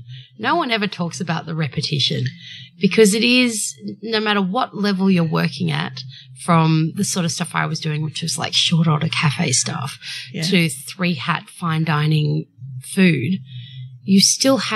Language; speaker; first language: English; native; English